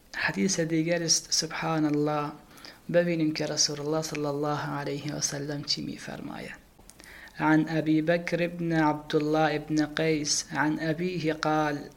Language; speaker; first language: Persian; native; Persian